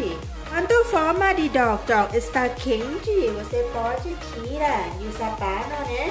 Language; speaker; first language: Portuguese; non-native, learner; Thai